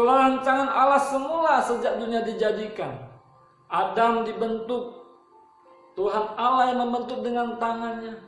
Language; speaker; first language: Indonesian; native; Indonesian